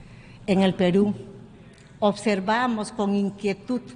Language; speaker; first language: Spanish; native; Spanish